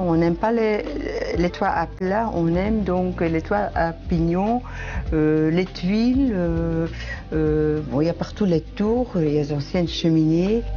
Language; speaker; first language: French; non-native, local second language; Dutch